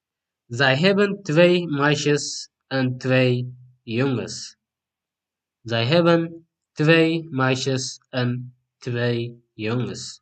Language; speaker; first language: Dutch; non-native, learner; Tigrinya